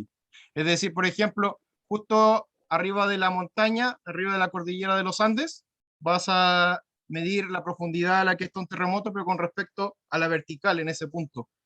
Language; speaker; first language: Spanish; native; Spanish